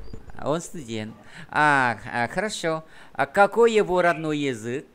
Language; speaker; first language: Russian; non-native, fluent; Vietnamese